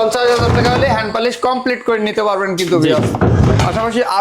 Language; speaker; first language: Bangla; native; Bangla